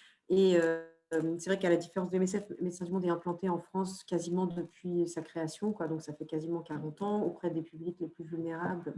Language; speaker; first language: French; native; French